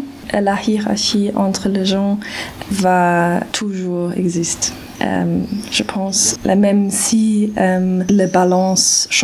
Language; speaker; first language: French; non-native, learner; German